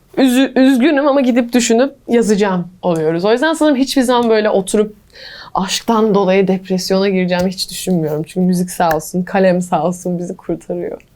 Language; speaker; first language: Turkish; early bilingual, heritage; English